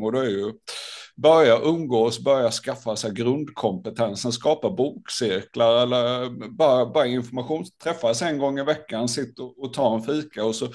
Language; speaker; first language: Swedish; native; Swedish